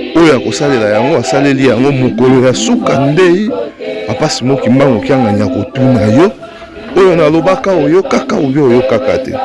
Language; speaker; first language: Lingala; native; Lingala